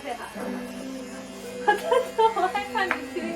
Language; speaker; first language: Chinese; early bilingual, heritage; Chinese